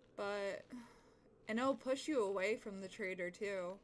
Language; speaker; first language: English; native; English